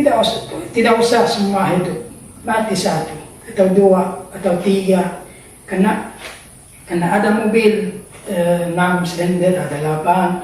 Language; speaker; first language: Indonesian; non-native, learner; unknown